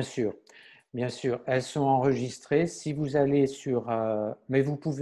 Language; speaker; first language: French; native; French